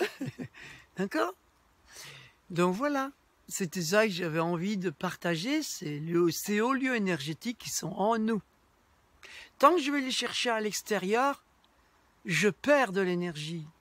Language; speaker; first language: French; native; French